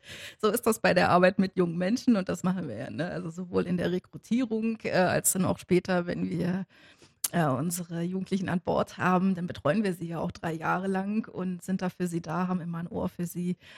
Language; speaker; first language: German; native; German